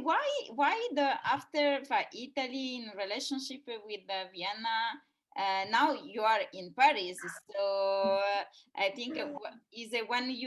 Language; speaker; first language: English; non-native, fluent; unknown